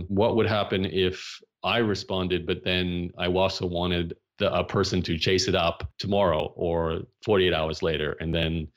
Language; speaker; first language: English; native; English